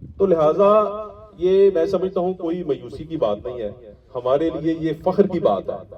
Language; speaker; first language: Urdu; non-native, local second language; Punjabi